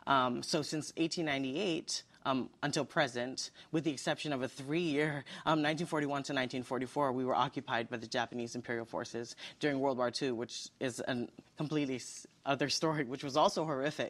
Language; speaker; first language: English; native; English